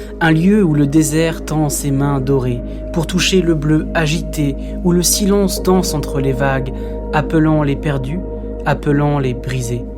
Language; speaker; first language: French; native; French